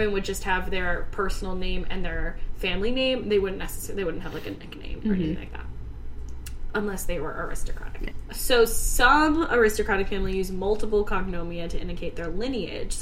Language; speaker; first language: English; native; English